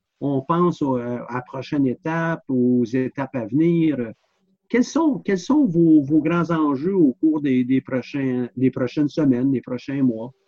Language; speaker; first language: French; native; French